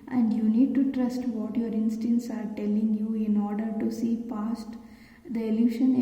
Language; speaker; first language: English; non-native, local second language; Kannada